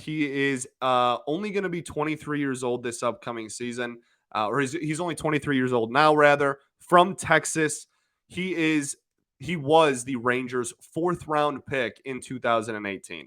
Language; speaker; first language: English; native; English